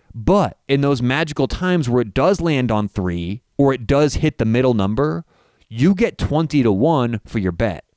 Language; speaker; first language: English; native; English